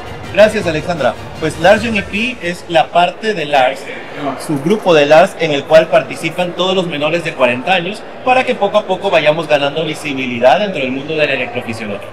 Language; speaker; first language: Spanish; native; Spanish